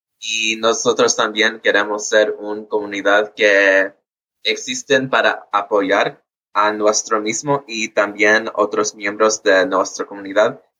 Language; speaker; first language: Spanish; early bilingual, heritage; English